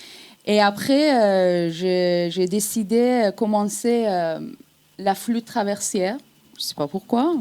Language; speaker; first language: French; non-native, fluent; Persian